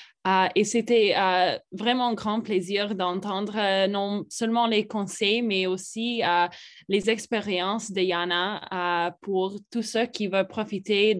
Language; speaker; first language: French; non-native, fluent; English